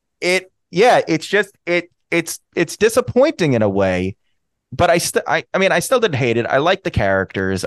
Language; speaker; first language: English; native; English